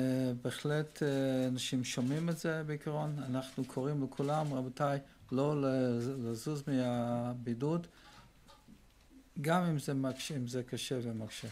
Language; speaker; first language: Hebrew; non-native, fluent; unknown